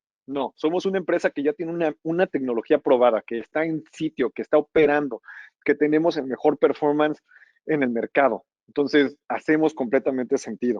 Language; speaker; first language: Spanish; native; Spanish